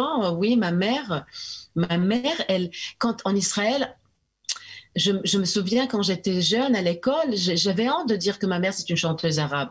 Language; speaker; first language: French; early bilingual, heritage; French